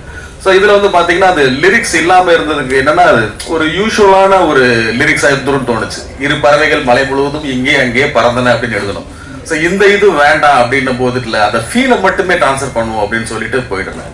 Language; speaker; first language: Tamil; native; Tamil